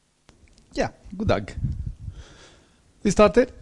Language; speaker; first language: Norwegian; non-native, fluent; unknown